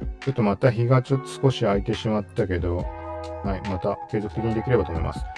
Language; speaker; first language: Japanese; native; Japanese